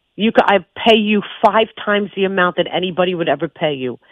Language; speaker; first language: English; native; English